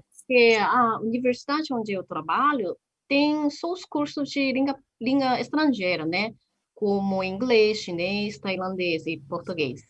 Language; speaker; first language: Portuguese; non-native, fluent; Japanese